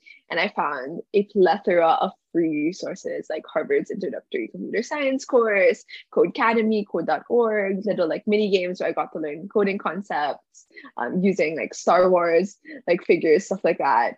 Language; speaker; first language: English; non-native, local second language; Filipino